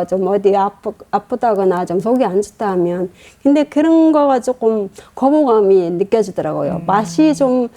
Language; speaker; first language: Korean; non-native, fluent; Mongolian